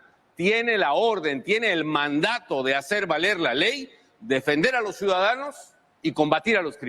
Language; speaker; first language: Spanish; native; Spanish